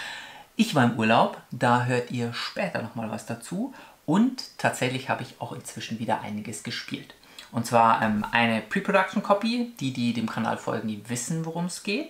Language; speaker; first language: German; native; German